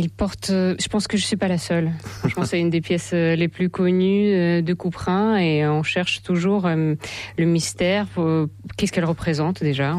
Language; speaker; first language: French; non-native, fluent; Russian